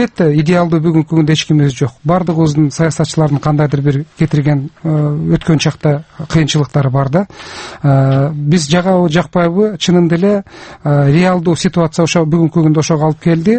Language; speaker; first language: Kyrgyz; native; Kyrgyz